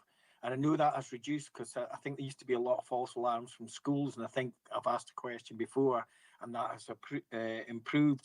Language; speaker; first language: English; native; English